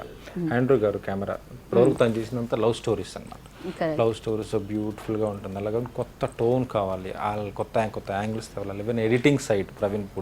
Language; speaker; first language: Telugu; native; Telugu